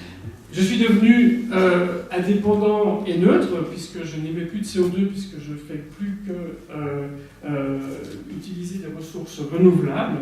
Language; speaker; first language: French; native; French